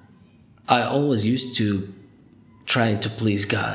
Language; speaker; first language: English; non-native, fluent; Arabic